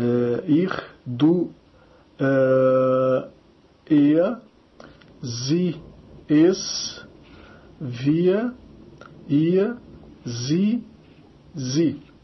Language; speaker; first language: German; non-native, fluent; Portuguese